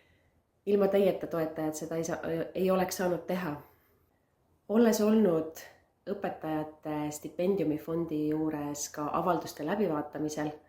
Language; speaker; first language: Estonian; native; Estonian